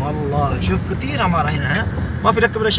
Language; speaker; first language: Arabic; non-native, learner; Punjabi